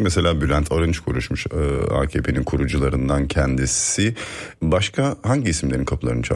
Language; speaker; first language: Turkish; native; Turkish